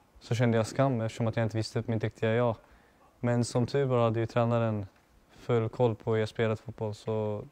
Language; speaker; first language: Swedish; early bilingual, other home language; Assyrian Neo-Aramaic